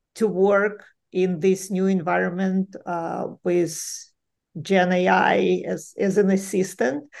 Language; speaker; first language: English; non-native, fluent; Ukrainian